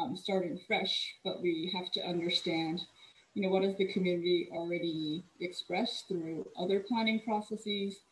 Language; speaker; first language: English; native; English